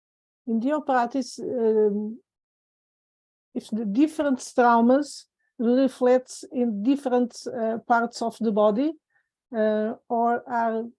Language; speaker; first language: English; non-native, fluent; Portuguese